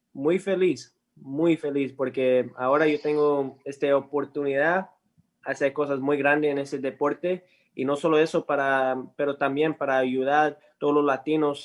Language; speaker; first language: Spanish; early bilingual, heritage; English